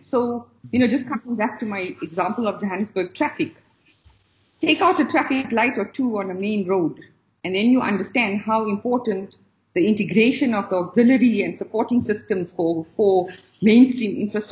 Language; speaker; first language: English; native; English